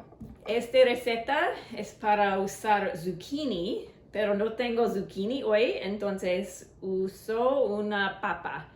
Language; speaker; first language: Spanish; non-native, learner; English